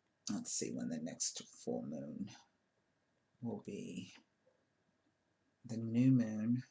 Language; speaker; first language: English; native; English